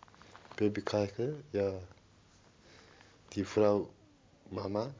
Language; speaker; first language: Dutch; non-native, learner; Turkish